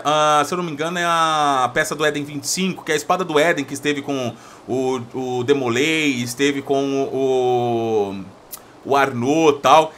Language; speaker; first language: Portuguese; native; Portuguese